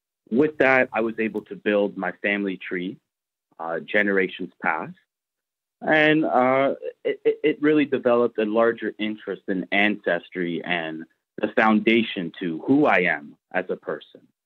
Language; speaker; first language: English; early bilingual, other home language; Portuguese